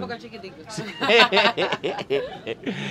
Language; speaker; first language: Spanish; native; Spanish